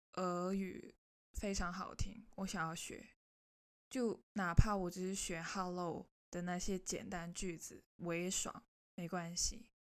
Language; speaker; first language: Chinese; non-native, local second language; Cantonese